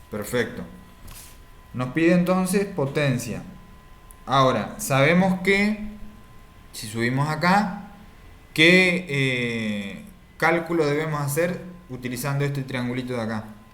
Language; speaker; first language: Spanish; native; Spanish